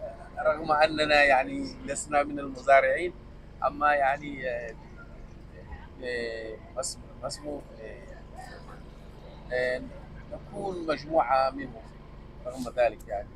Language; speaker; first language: Arabic; non-native, fluent; Tamasheq